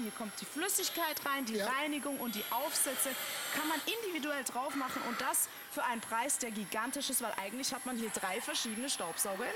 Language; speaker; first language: German; native; German